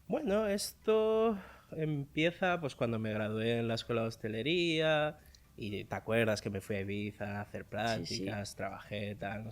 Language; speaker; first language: Spanish; early bilingual, other home language; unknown